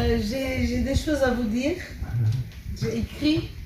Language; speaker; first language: French; non-native, fluent; Turkish